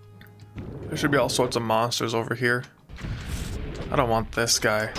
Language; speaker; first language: English; native; English